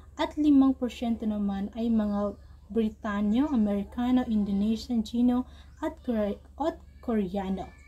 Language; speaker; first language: Filipino; non-native, local second language; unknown